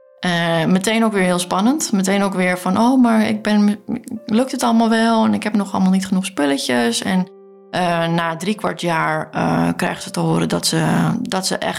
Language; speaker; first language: Dutch; native; Dutch